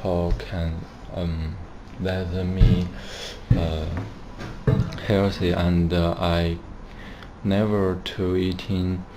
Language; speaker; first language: English; non-native, learner; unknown